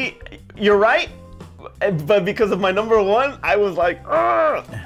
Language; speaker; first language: English; native; English